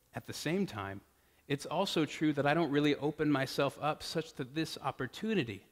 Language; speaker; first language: English; native; English